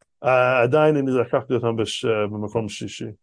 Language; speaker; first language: Hebrew; non-native, fluent; English